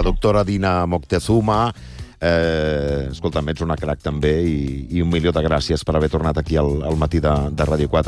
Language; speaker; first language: Catalan; native; Catalan